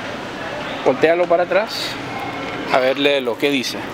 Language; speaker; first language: Spanish; early bilingual, heritage; Spanish